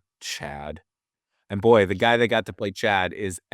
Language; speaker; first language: English; native; English